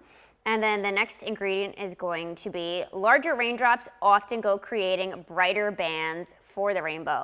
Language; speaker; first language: English; native; English